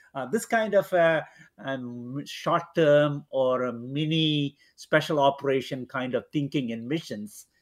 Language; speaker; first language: English; non-native, local second language; Malayalam